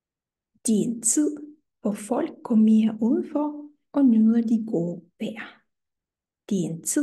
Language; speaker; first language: Danish; non-native, fluent; Russian